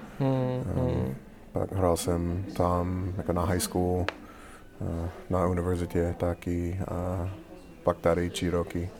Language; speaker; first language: Czech; non-native, learner; English